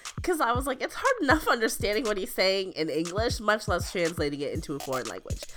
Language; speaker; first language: English; native; English